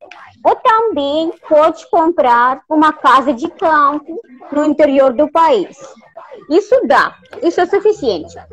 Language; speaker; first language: Portuguese; non-native, fluent; Russian